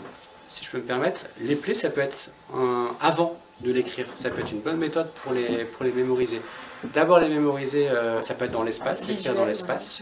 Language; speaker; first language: French; native; French